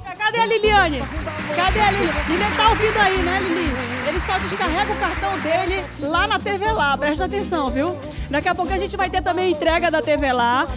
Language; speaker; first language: Portuguese; native; Portuguese